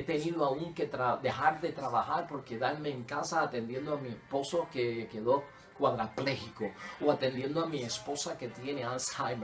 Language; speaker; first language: Spanish; native; Spanish